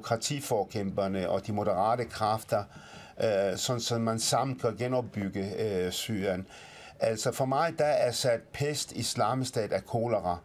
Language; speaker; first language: Danish; early bilingual, other home language; Arabic